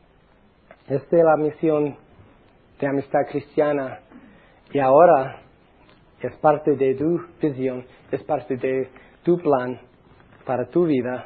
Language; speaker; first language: Spanish; non-native, fluent; English